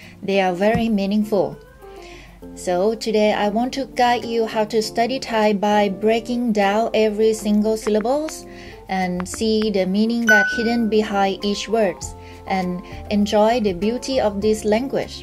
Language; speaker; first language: English; non-native, fluent; Thai